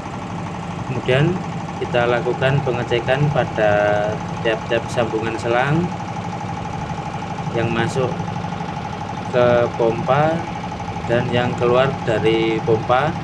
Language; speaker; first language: Indonesian; non-native, local second language; Javanese